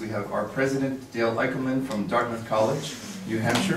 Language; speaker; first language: English; native; English